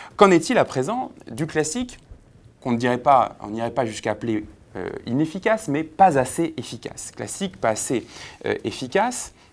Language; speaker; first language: French; native; French